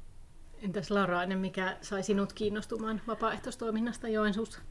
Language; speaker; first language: Finnish; native; Finnish